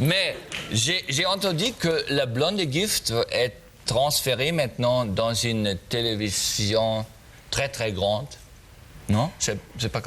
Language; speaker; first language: French; non-native, learner; German